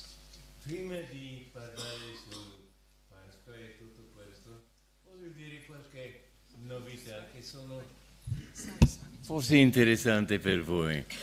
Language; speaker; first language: Italian; non-native, fluent; English